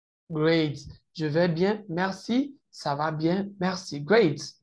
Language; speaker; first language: French; native; French